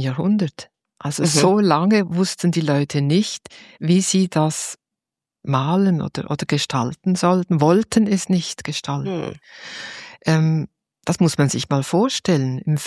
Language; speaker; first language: German; native; German